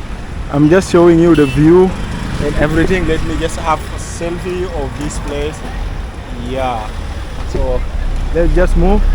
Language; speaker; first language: English; non-native, fluent; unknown